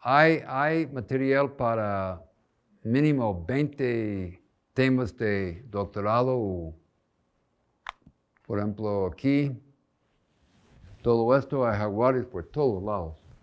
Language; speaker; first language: Spanish; non-native, fluent; English